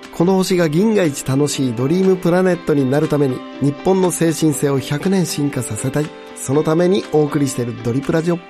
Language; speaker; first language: Japanese; native; Japanese